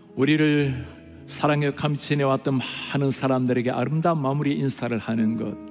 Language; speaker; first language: Korean; native; Korean